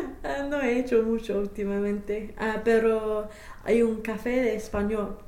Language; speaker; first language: Spanish; non-native, fluent; English